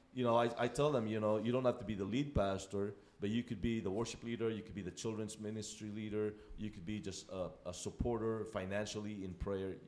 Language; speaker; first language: English; non-native, local second language; Filipino